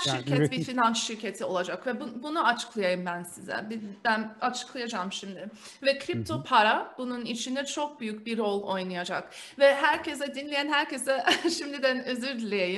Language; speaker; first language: Turkish; early bilingual, heritage; Turkish